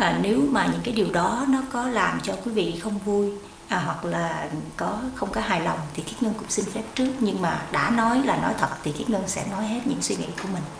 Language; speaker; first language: Vietnamese; native; Vietnamese